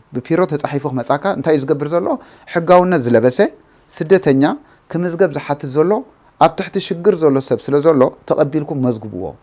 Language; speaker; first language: Tigrinya; native; Tigrinya